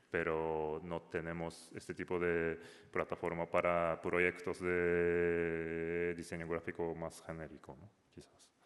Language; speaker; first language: Spanish; non-native, learner; Japanese